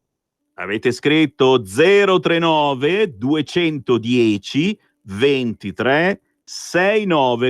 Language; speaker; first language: Italian; native; Italian